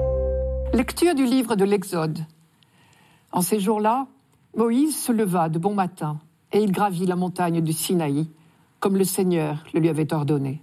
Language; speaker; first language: French; native; French